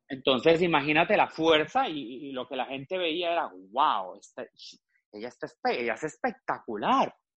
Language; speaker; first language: Spanish; native; Spanish